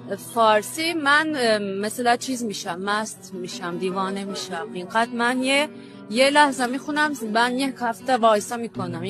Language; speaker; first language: Persian; non-native, learner; Kurdish